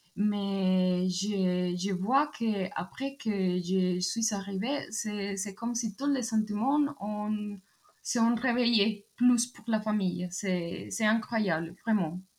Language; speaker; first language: French; non-native, fluent; Spanish